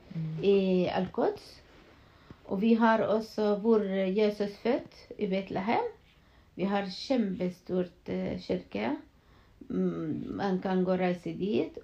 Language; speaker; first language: Norwegian; non-native, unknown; Arabic